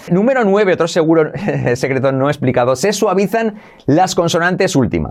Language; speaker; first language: Spanish; native; Spanish